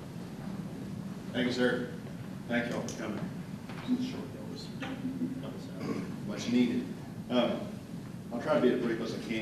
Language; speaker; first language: English; native; English